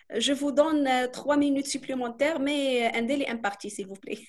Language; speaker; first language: French; non-native, local second language; Arabic